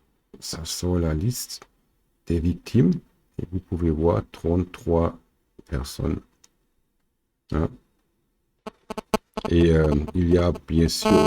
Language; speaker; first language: French; non-native, fluent; German